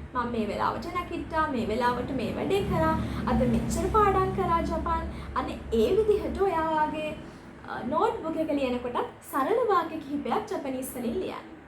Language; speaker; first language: Sinhala; native; Sinhala